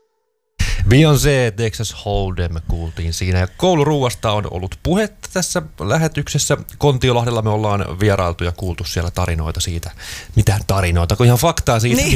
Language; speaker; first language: Finnish; native; Finnish